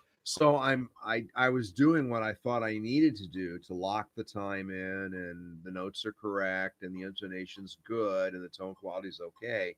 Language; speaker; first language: English; native; English